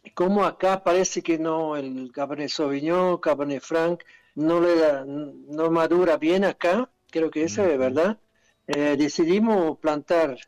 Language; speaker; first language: Spanish; non-native, fluent; German